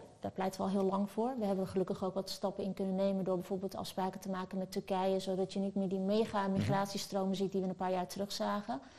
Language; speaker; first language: Dutch; early bilingual, other home language; Turkish